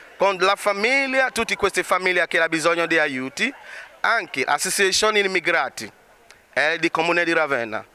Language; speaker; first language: Italian; non-native, learner; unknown